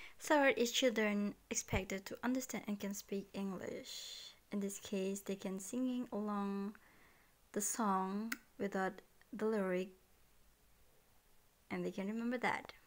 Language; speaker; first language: English; non-native, learner; Indonesian